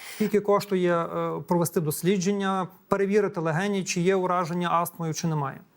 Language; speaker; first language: Ukrainian; native; Ukrainian